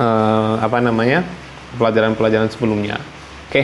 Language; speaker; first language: Indonesian; non-native, local second language; Javanese